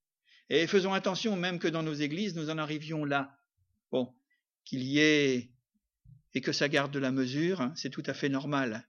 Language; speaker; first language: French; native; French